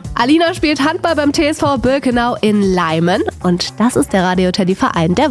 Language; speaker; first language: German; native; German